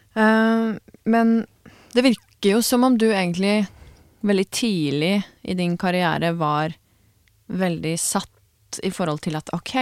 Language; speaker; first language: Norwegian; native; Norwegian